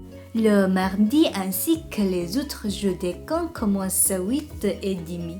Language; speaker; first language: French; non-native, learner; Vietnamese